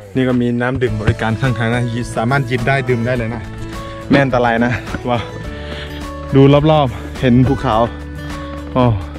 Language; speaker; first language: Thai; non-native, local second language; Karen languages